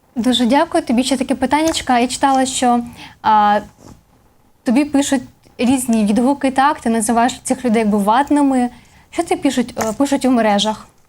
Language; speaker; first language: Ukrainian; native; Ukrainian